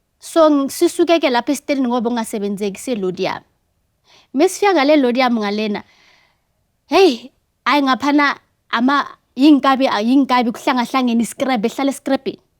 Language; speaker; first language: Zulu; native; Zulu